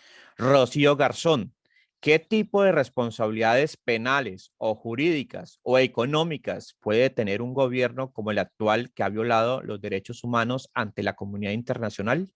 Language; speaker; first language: Spanish; native; Spanish